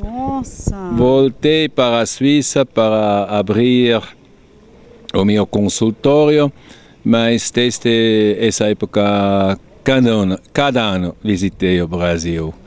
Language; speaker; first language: Portuguese; non-native, fluent; German